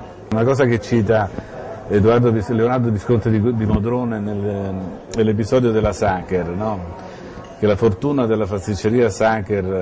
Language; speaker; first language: Italian; native; Italian